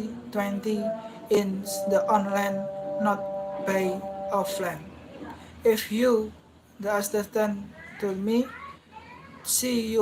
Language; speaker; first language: English; non-native, learner; Indonesian